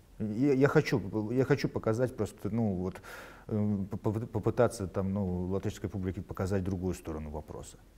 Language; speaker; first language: Russian; non-native, local second language; Latvian